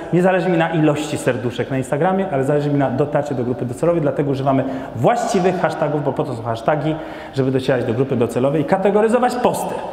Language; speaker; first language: Polish; non-native, fluent; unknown